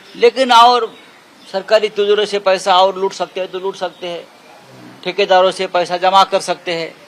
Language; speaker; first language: Hindi; non-native, local second language; Marathi